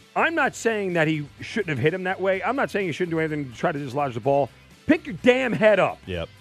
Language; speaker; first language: English; native; English